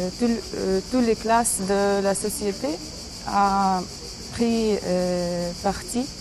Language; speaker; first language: French; non-native, learner; Ukrainian